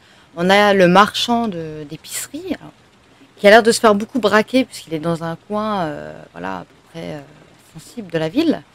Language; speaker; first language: French; native; French